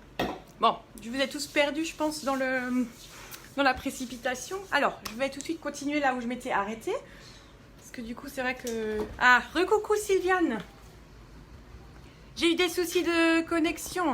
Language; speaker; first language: French; native; French